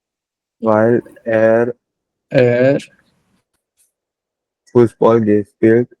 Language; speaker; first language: German; non-native, learner; Hindi